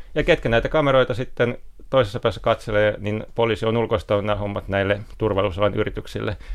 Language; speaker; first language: Finnish; native; Finnish